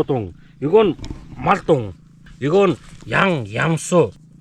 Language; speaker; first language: Korean; non-native, learner; Mongolian